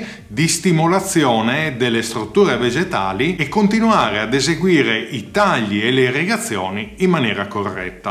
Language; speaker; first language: Italian; native; Italian